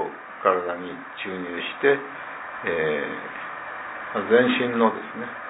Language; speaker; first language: Japanese; native; Japanese